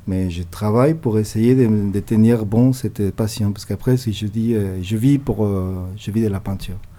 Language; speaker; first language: French; non-native, fluent; Spanish